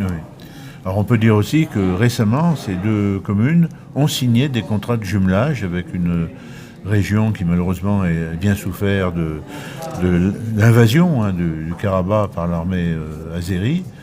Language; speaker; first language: French; native; French